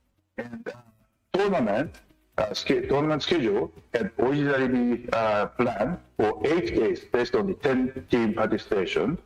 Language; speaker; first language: English; non-native, fluent; Japanese